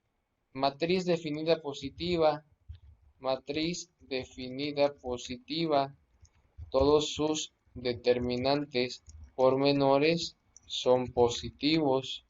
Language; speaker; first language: Spanish; native; Spanish